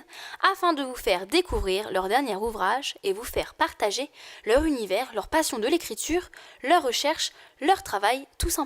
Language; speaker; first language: French; native; French